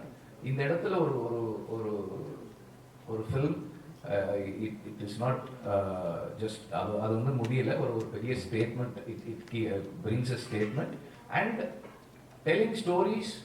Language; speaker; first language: Tamil; native; Tamil